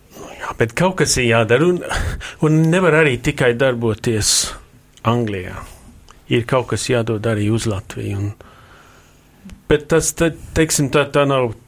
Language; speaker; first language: Latvian; early bilingual, heritage; Latvian